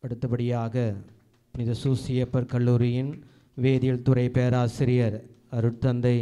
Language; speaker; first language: Tamil; native; Tamil